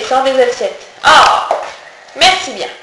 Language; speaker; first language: French; native; French